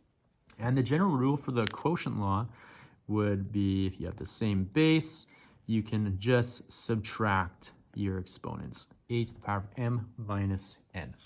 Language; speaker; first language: English; native; English